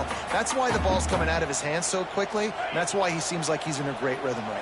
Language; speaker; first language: English; native; English